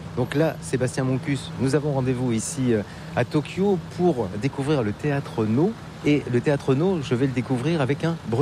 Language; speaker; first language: French; native; French